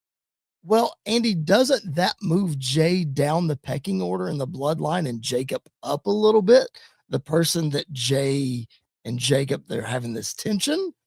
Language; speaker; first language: English; native; English